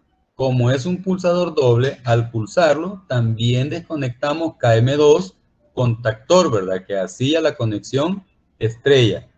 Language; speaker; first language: Spanish; native; Spanish